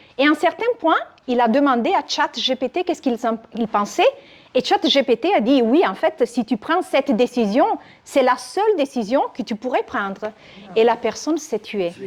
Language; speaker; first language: French; non-native, fluent; Italian